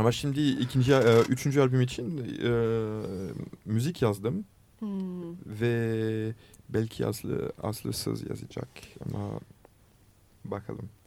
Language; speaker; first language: Turkish; non-native, learner; French